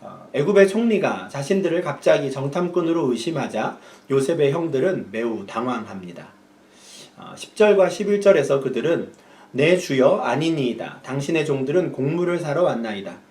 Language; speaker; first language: Korean; native; Korean